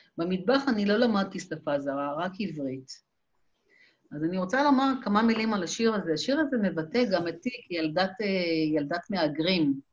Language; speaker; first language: Hebrew; native; Hebrew